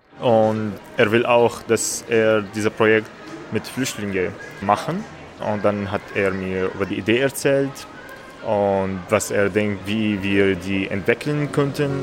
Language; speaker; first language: German; non-native, learner; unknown